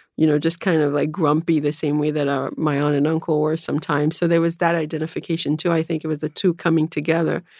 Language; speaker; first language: English; early bilingual, other home language; Haitian Creole